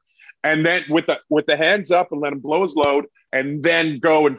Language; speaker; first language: English; native; English